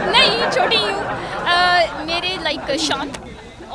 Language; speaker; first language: Hindi; early bilingual, heritage; Urdu